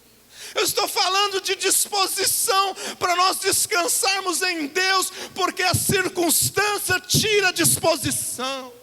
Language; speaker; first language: Portuguese; native; Portuguese